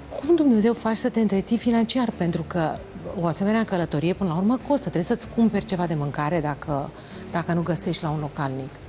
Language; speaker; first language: Romanian; native; Romanian